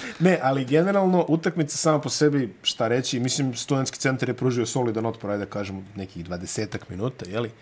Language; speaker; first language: Bosnian; native; Bosnian